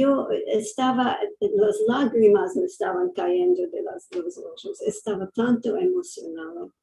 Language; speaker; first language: Spanish; early bilingual, heritage; English